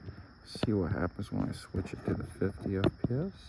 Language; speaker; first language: English; native; English